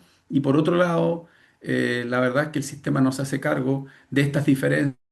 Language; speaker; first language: Spanish; native; Spanish